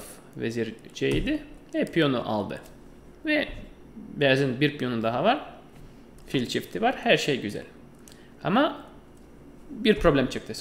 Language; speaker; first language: Turkish; non-native, fluent; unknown